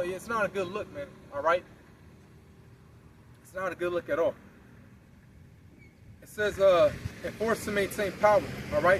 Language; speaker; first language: English; native; English